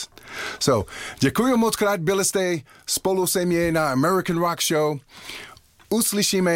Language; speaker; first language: Czech; non-native, learner; English